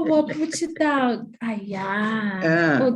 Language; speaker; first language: Chinese; non-native, learner; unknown